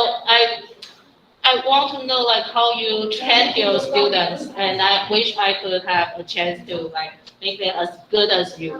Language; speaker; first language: English; non-native, fluent; Chinese